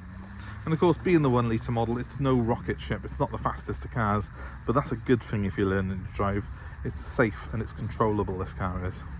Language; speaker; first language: English; native; English